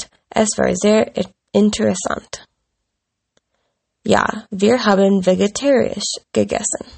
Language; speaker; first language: German; non-native, learner; English